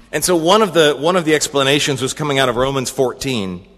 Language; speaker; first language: English; native; English